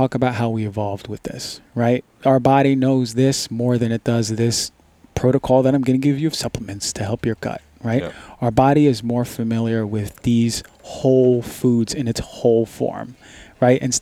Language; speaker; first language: English; native; English